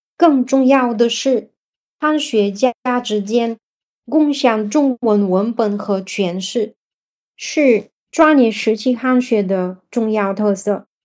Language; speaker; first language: Chinese; non-native, fluent; Bulgarian